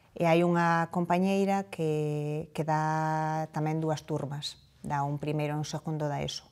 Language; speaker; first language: Galician; native; Galician